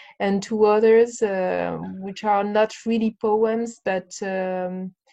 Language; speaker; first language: English; non-native, learner; French